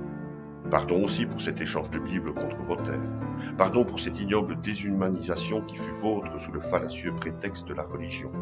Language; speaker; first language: French; native; French